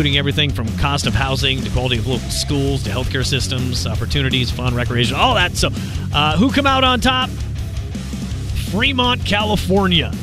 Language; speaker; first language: English; native; English